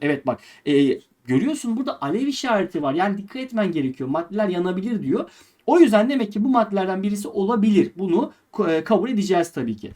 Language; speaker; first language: Turkish; native; Turkish